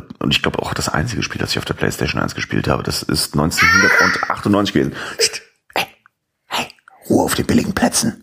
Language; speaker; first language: German; native; German